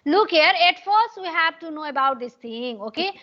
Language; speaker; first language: English; non-native, local second language; Nepali